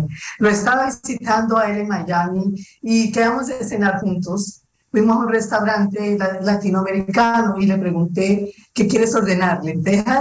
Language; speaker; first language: Spanish; native; Spanish